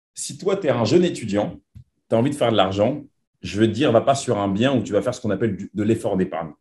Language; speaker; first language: French; native; French